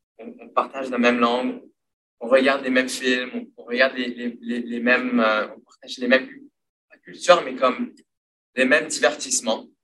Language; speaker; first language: French; non-native, local second language; Morisyen